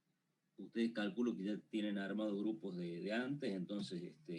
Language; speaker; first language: Spanish; native; Spanish